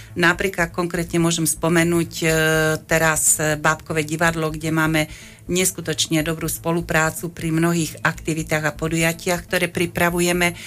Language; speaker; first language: Slovak; native; Slovak